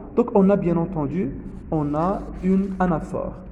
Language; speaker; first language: French; non-native, local second language; Arabic